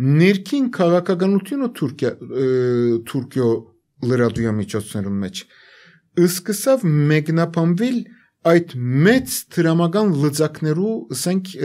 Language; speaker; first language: Armenian; native; Armenian